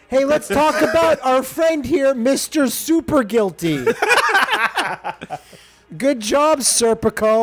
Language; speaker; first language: English; native; English